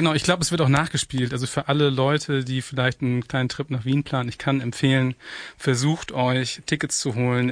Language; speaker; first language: German; native; German